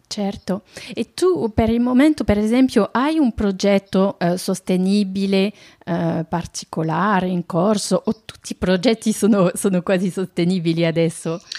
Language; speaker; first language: Italian; non-native, fluent; French